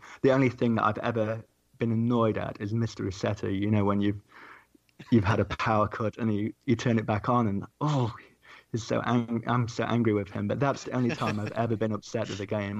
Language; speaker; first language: English; native; English